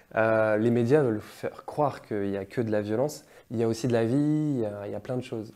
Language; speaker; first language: French; native; French